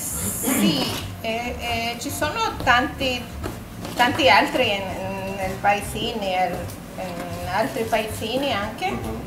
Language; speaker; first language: Italian; non-native, fluent; Spanish